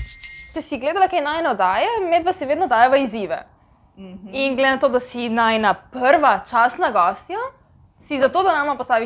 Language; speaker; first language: Slovenian; native; Slovenian